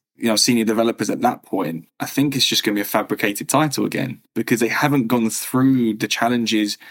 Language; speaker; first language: English; native; English